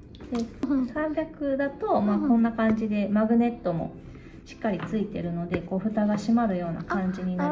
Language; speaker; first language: Japanese; native; Japanese